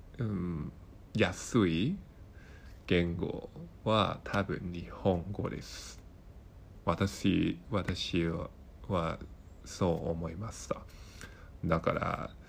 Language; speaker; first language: Japanese; non-native, learner; Cantonese